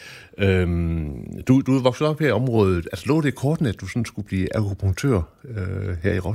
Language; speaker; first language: Danish; native; Danish